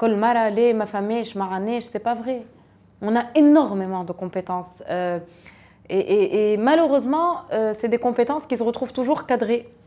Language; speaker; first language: French; non-native, local second language; Arabic